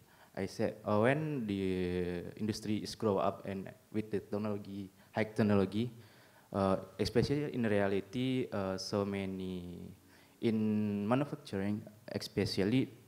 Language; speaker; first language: English; non-native, learner; Indonesian